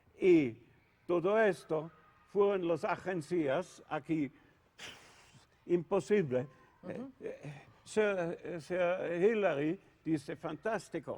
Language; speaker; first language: Spanish; non-native, learner; Italian